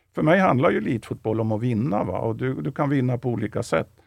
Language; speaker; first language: Swedish; native; Swedish